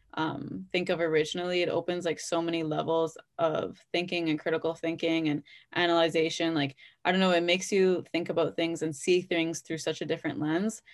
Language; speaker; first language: English; native; English